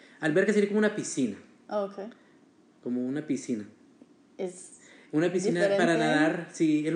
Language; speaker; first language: Spanish; early bilingual, heritage; Spanish